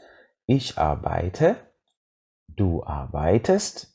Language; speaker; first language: German; non-native, fluent; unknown